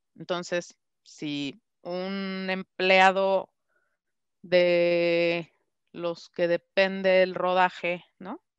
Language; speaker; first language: Spanish; native; Spanish